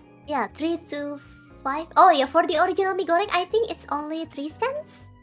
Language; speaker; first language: English; non-native, fluent; Indonesian